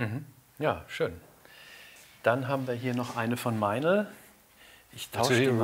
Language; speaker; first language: German; native; German